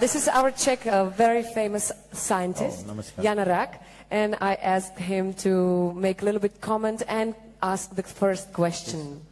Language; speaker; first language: English; non-native, learner; Czech